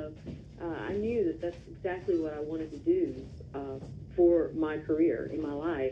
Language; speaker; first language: English; native; English